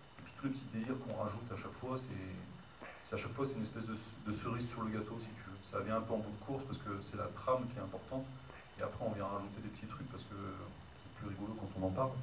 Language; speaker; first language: French; native; French